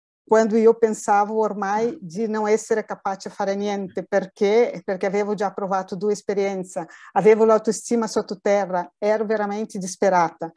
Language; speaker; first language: Italian; non-native, fluent; Portuguese